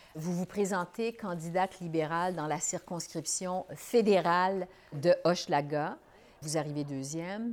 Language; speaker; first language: French; native; French